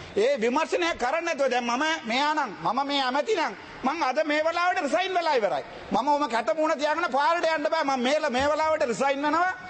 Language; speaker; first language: Sinhala; non-native, local second language; Tamil